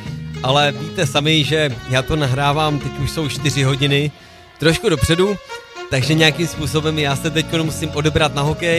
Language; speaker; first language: Czech; native; Czech